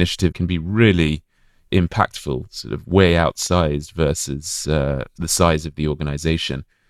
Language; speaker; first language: English; native; English